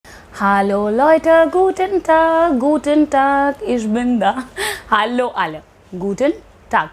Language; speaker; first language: German; non-native, fluent; Hindi